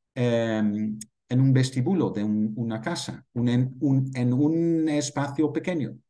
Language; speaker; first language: Spanish; non-native, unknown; Dutch